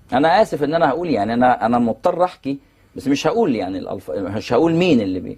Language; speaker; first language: Arabic; native; Arabic